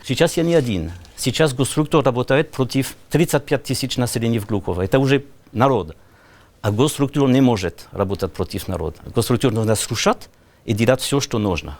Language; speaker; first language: Russian; non-native, learner; French